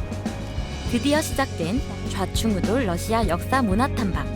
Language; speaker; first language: Korean; native; Korean